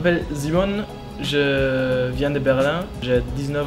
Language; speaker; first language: French; non-native, fluent; German